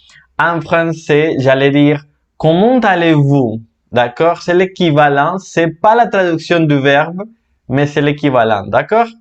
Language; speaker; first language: French; non-native, fluent; Spanish